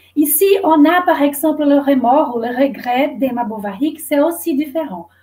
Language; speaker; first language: French; non-native, fluent; Portuguese